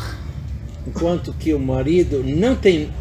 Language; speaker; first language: Portuguese; non-native, fluent; English